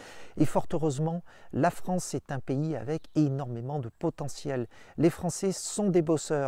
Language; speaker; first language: French; native; French